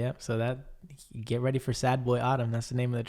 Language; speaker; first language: English; native; English